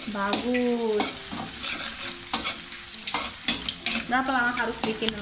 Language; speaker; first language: Indonesian; non-native, learner; Serbian